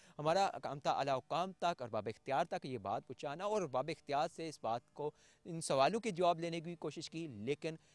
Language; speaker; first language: Urdu; non-native, local second language; Pahari-Potwari